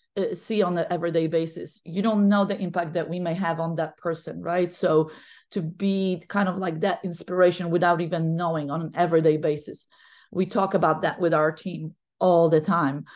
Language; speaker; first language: English; non-native, fluent; Polish